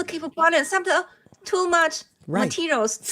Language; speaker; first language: English; non-native, learner; Chinese